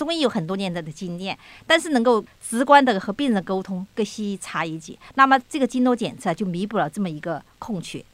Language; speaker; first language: Chinese; native; Chinese